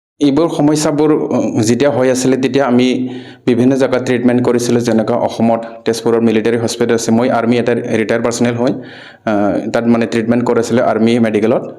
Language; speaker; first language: Assamese; non-native, local second language; Bodo